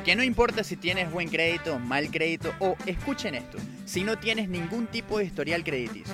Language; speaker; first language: Spanish; native; Spanish